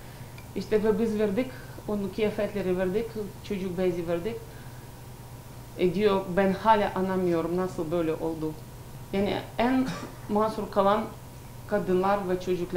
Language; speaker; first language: Turkish; non-native, learner; Ukrainian